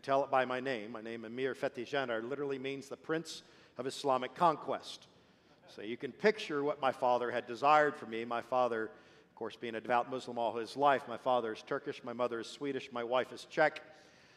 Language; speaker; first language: English; early bilingual, other home language; Swedish